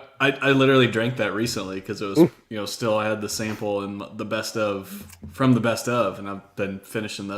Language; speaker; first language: English; native; English